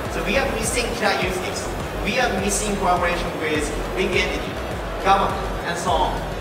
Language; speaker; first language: English; non-native, fluent; Japanese